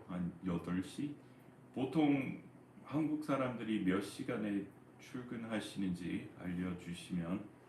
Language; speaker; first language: Korean; non-native, fluent; English